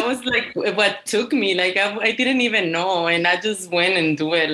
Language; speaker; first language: English; non-native, fluent; Spanish